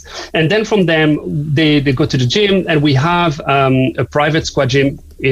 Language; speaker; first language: English; non-native, fluent; French